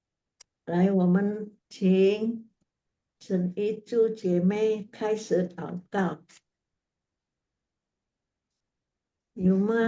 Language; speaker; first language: Chinese; non-native, learner; Indonesian